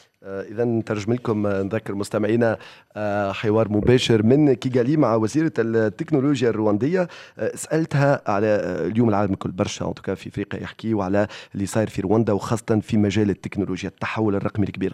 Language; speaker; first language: Arabic; native; Arabic